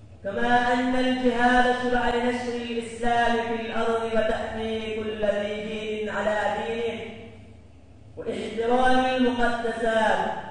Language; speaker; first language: Arabic; non-native, fluent; Urdu